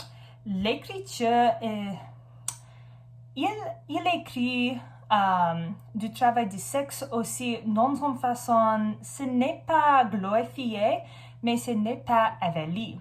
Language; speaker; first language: French; non-native, learner; English